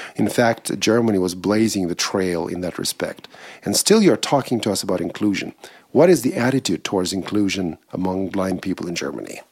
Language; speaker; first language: English; non-native, fluent; Russian